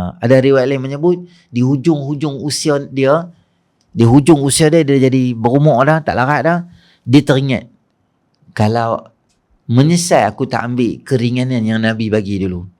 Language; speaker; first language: Malay; native; Malay